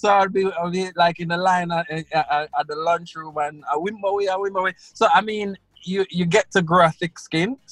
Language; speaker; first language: English; non-native, local second language; Krio